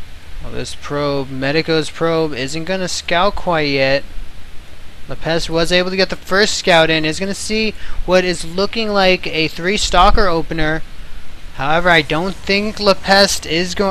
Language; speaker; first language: English; native; English